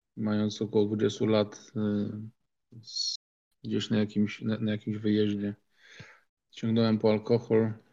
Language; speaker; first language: Polish; native; Polish